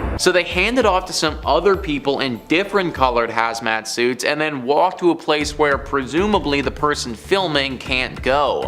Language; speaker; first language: English; native; English